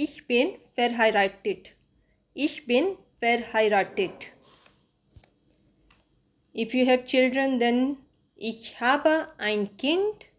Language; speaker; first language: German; non-native, fluent; Hindi